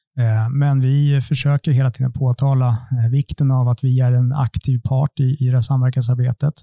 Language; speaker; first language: Swedish; native; Swedish